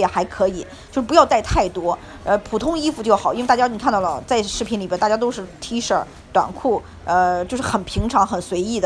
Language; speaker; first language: Chinese; native; Chinese